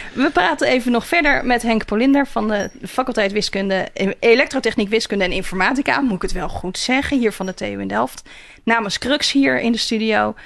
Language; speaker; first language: Dutch; native; Dutch